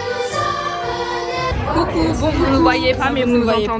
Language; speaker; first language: French; native; French